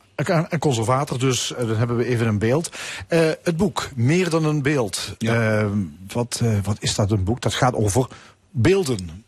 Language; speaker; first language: Dutch; native; Dutch